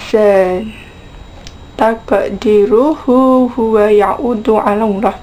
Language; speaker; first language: Arabic; non-native, learner; Indonesian